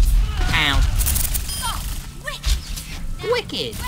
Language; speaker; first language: English; native; English